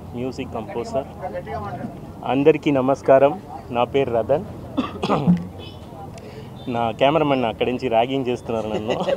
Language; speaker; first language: Telugu; non-native, fluent; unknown